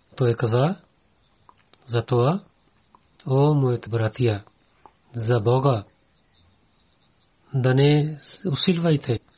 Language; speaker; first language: Bulgarian; non-native, learner; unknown